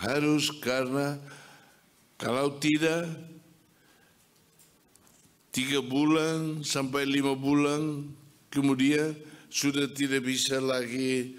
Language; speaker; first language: Indonesian; non-native, fluent; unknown